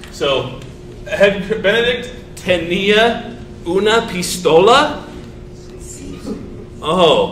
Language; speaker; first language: Spanish; non-native, fluent; English